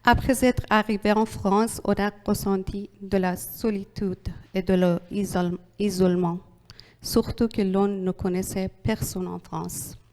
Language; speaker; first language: French; non-native, learner; Persian